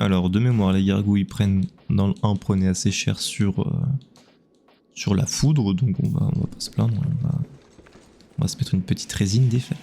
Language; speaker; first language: French; native; French